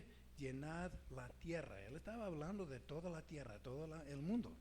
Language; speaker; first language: Spanish; non-native, fluent; English